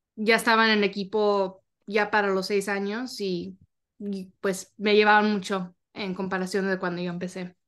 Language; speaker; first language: Spanish; early bilingual, heritage; Spanish